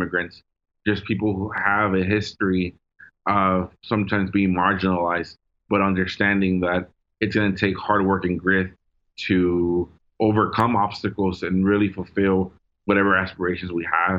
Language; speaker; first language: English; early bilingual, other home language; Spanish